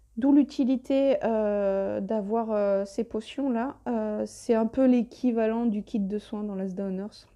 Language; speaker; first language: French; native; French